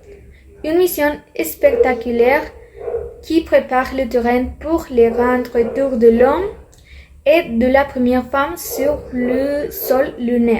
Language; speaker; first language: French; non-native, learner; Spanish